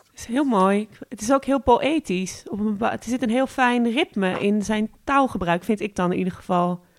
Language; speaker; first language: Dutch; native; Dutch